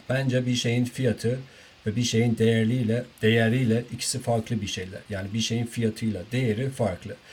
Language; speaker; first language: Turkish; non-native, fluent; Persian